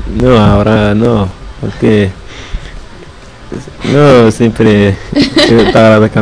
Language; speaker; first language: Spanish; non-native, learner; Arabic